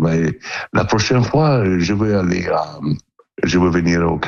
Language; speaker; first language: French; non-native, learner; Italian